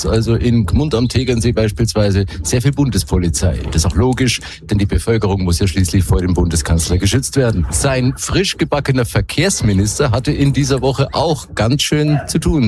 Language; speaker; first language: German; native; German